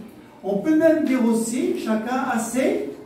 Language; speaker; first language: French; non-native, local second language; Arabic